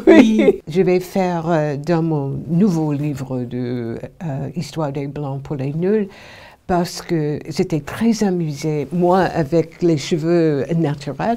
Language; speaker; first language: French; non-native, fluent; English